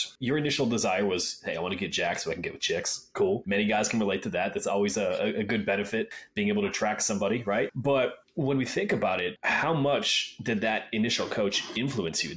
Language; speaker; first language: English; native; English